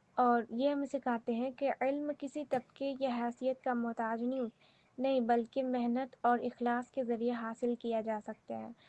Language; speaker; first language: Urdu; native; Urdu